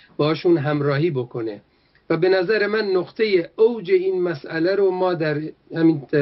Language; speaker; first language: Persian; non-native, local second language; Kurdish